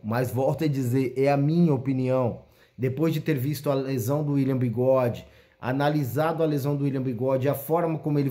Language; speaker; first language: Portuguese; native; Portuguese